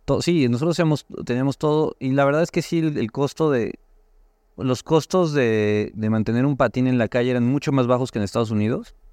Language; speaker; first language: Spanish; native; Spanish